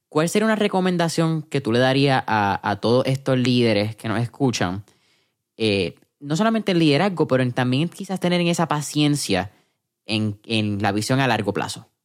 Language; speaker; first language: Spanish; native; Spanish